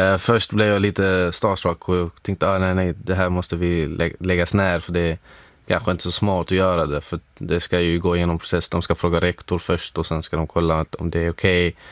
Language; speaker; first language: Swedish; non-native, fluent; Arabic